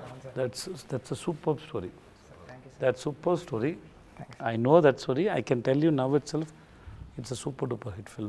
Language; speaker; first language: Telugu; non-native, learner; Tamil